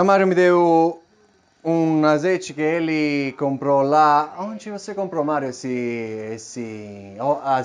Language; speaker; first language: Portuguese; non-native, fluent; Italian